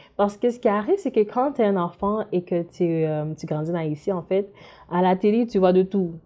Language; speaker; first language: French; non-native, local second language; Haitian Creole